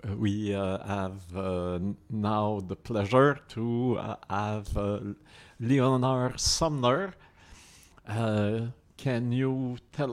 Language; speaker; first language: English; non-native, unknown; French